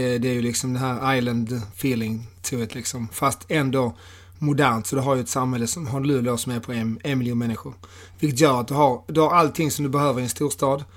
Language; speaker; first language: Swedish; native; Swedish